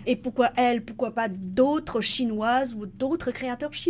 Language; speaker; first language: French; native; French